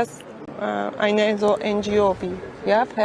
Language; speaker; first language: German; non-native, fluent; Armenian